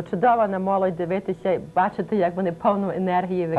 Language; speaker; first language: Ukrainian; early bilingual, heritage; Ukrainian